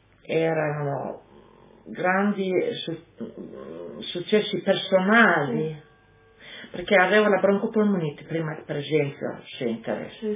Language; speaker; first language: Italian; non-native, local second language; Friulian